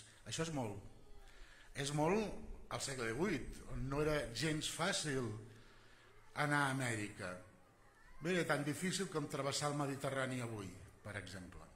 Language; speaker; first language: Catalan; native; Catalan